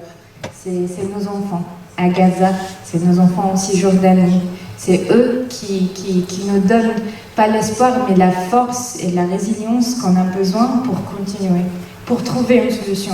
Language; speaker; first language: French; non-native, fluent; Arabic